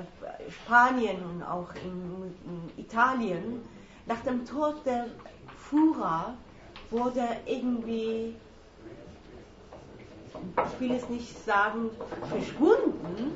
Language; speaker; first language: German; non-native, fluent; Persian